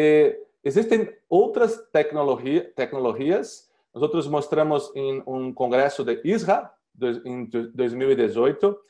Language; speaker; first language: Spanish; non-native, learner; Portuguese